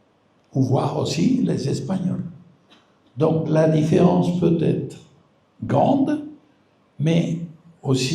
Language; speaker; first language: French; non-native, fluent; Spanish